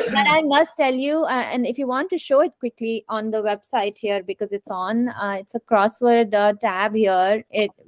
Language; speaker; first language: English; non-native, local second language; Kashmiri